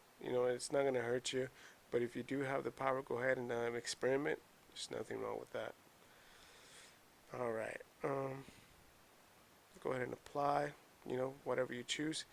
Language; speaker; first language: English; native; English